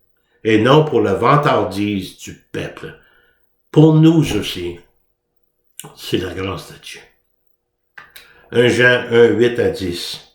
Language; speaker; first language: French; native; French